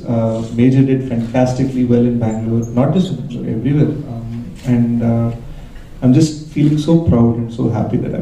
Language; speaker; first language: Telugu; early bilingual, heritage; Telugu